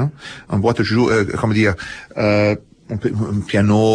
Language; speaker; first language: French; non-native, fluent; Italian